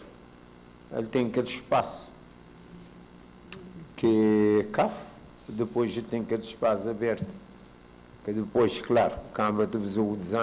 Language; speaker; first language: Portuguese; non-native, local second language; Kabuverdianu